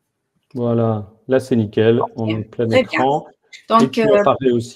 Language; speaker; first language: French; native; French